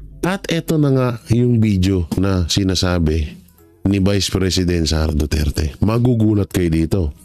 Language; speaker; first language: Filipino; non-native, local second language; Cebuano